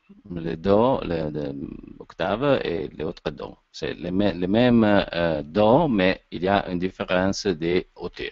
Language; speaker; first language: French; non-native, learner; Italian